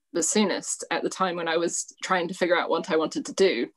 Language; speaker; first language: English; native; English